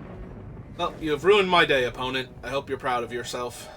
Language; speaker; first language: English; native; English